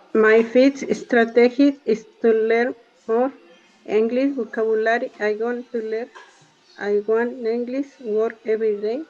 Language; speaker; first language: English; non-native, learner; Spanish